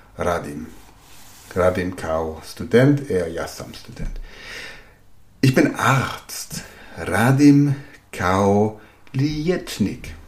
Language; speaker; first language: German; native; German